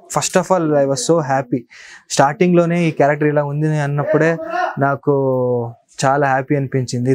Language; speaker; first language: Telugu; non-native, local second language; Kannada